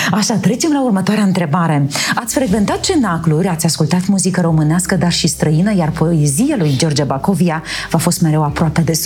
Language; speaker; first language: Romanian; native; Romanian